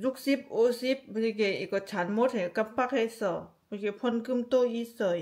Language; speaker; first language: Korean; non-native, learner; Lao